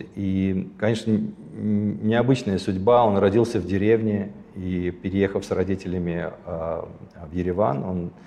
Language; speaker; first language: Russian; native; Russian